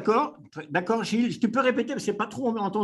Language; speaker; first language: French; native; French